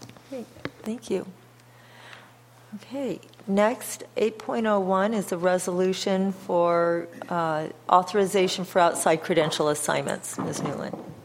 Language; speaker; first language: English; native; English